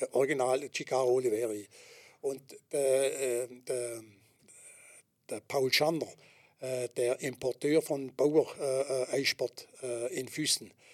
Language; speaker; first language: German; native; German